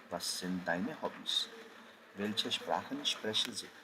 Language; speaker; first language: German; non-native, fluent; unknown